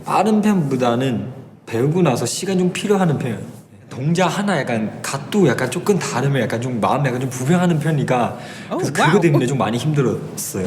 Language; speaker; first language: Korean; non-native, fluent; Chinese